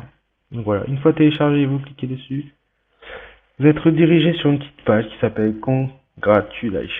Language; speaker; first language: French; native; French